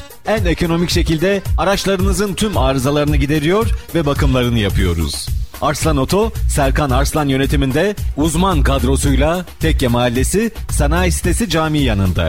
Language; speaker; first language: Turkish; native; Turkish